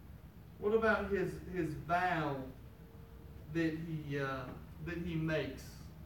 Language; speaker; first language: English; native; English